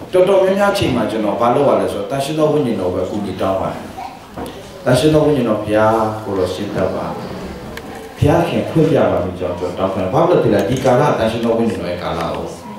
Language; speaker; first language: Burmese; non-native, local second language; Tedim Chin